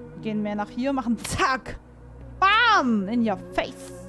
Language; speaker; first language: German; native; German